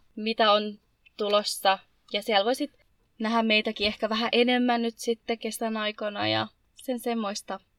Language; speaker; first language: Finnish; early bilingual, other home language; Arabic